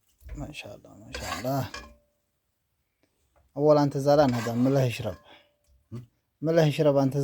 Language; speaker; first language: Arabic; non-native, learner; Amharic